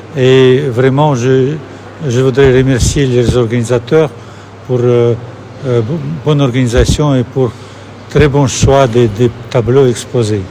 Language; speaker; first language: French; non-native, fluent; Russian